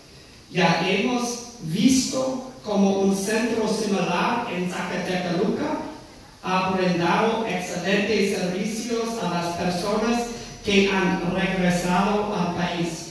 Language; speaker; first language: Spanish; non-native, fluent; English